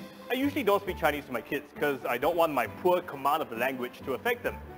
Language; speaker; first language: English; native; English